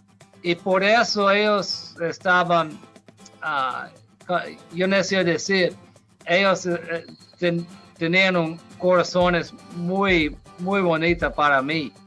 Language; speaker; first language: Spanish; non-native, fluent; English